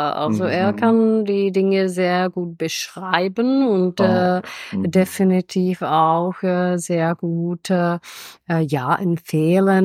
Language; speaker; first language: German; non-native, fluent; Czech